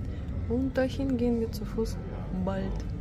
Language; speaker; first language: German; non-native, learner; Russian